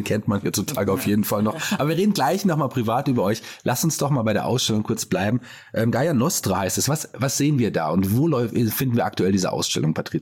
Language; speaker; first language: German; native; German